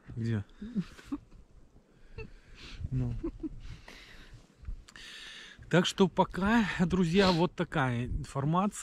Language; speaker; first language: Russian; native; Russian